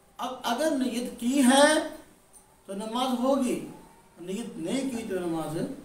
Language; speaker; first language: Urdu; non-native, local second language; Punjabi